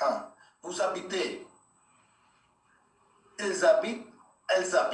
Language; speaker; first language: French; non-native, learner; Hindi